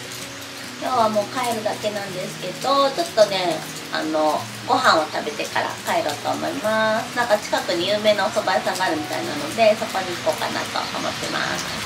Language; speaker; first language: Japanese; native; Japanese